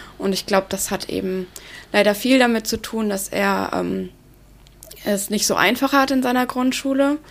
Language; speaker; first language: German; early bilingual, other home language; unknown